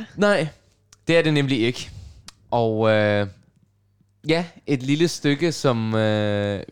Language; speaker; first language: Danish; non-native, local second language; Russian